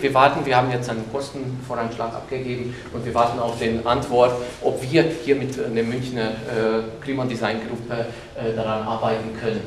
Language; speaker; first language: German; non-native, fluent; Hungarian